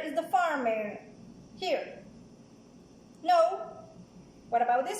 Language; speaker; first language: English; non-native, fluent; Spanish